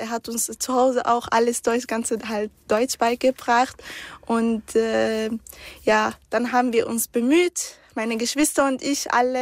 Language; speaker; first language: German; early bilingual, other home language; Arabic